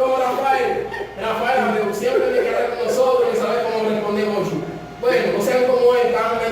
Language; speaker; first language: Spanish; non-native, fluent; Haitian Creole